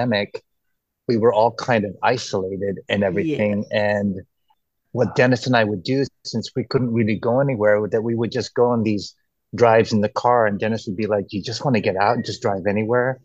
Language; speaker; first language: English; early bilingual, other home language; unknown